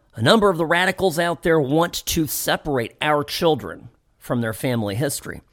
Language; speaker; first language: English; native; English